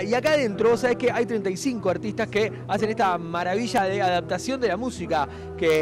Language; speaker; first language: Spanish; native; Spanish